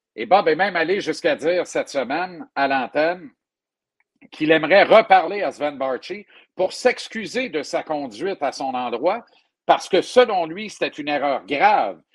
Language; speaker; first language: French; native; French